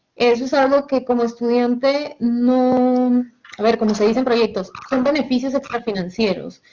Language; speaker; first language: Spanish; native; Spanish